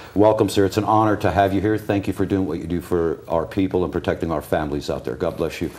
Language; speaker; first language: English; early bilingual, other home language; Armenian